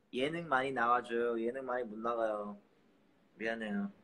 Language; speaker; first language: Korean; early bilingual, heritage; Korean